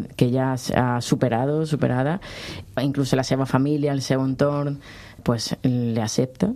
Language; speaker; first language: Spanish; native; Spanish